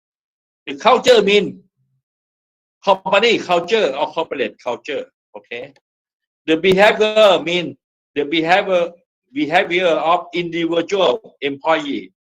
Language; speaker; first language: English; non-native, fluent; Thai